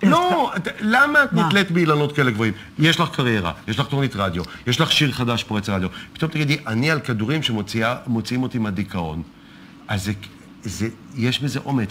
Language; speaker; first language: Hebrew; native; Hebrew